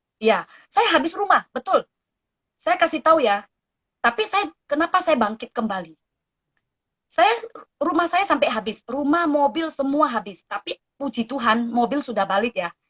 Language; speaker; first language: Indonesian; non-native, local second language; Min Nan Chinese